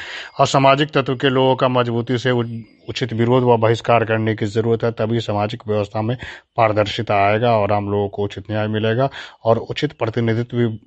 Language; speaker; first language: Hindi; native; Hindi